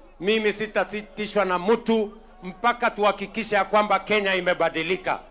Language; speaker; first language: Swahili; non-native, local second language; Kalenjin